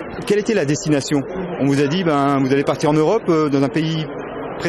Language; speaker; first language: French; native; French